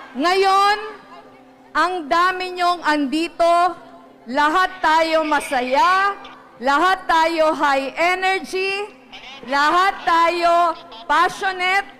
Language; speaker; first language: Filipino; native; Filipino